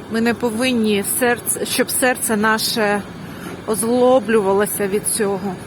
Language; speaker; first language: Ukrainian; native; Ukrainian